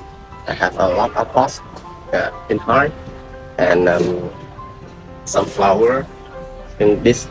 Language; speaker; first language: English; non-native, learner; Vietnamese